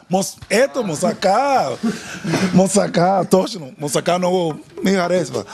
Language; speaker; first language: Bulgarian; non-native, learner; Spanish